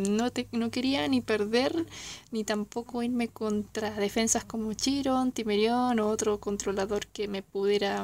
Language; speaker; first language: Spanish; native; Spanish